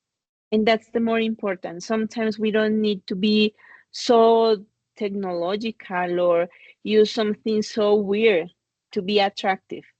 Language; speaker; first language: English; non-native, fluent; Spanish